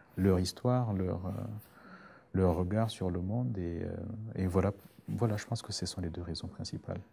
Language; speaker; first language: French; non-native, local second language; Rundi